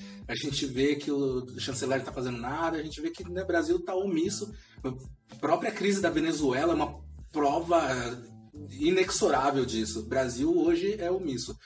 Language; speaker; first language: Portuguese; native; Portuguese